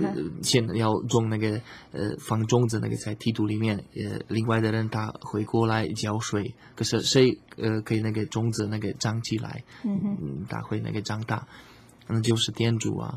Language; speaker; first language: Chinese; non-native, learner; Slovak